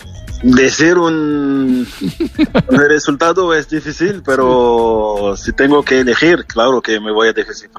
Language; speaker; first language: Spanish; non-native, learner; French